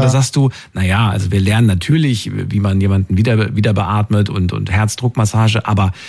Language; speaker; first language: German; native; German